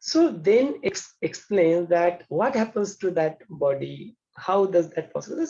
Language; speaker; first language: English; non-native, local second language; Hindi